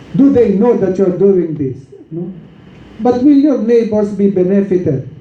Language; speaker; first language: English; non-native, local second language; Filipino